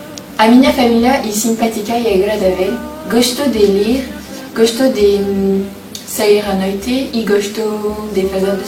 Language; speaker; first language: Portuguese; non-native, learner; French